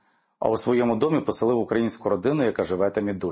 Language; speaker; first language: Ukrainian; native; Ukrainian